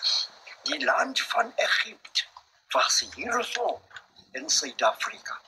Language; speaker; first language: Afrikaans; non-native, local second language; Zulu